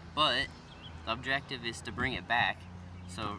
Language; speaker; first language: English; native; English